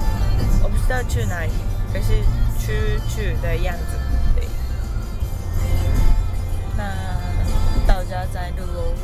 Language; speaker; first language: Chinese; early bilingual, heritage; Chinese